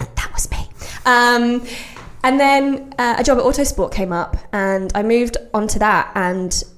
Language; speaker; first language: English; native; English